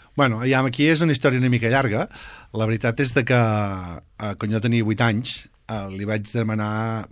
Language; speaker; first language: Catalan; native; Catalan